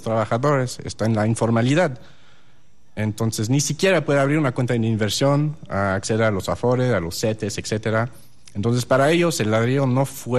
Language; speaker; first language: Spanish; non-native, fluent; French